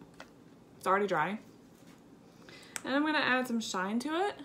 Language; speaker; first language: English; native; English